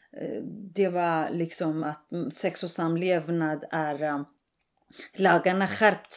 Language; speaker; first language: Swedish; non-native, fluent; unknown